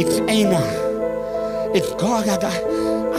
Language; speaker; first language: English; native; English